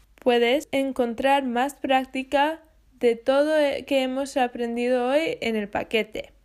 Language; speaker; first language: Spanish; non-native, fluent; English